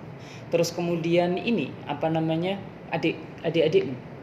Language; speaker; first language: Indonesian; native; Indonesian